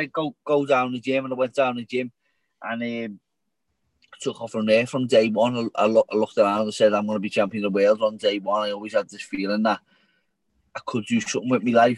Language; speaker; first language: English; native; English